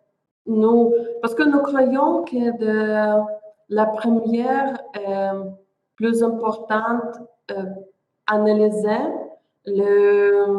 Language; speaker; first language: French; non-native, learner; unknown